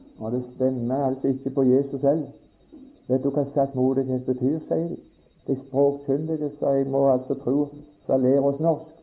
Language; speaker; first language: Norwegian; native; Norwegian